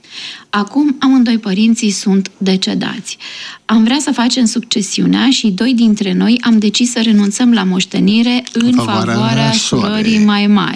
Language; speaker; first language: Romanian; native; Romanian